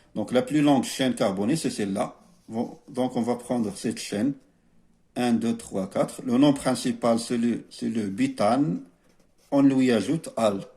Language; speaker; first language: French; non-native, local second language; Arabic